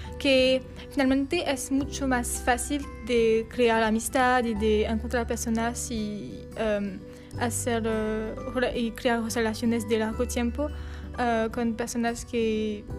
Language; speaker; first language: Spanish; non-native, learner; French